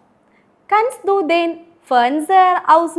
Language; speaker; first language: German; non-native, fluent; Malayalam